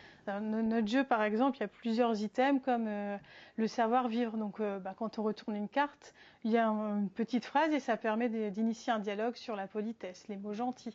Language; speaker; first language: French; native; French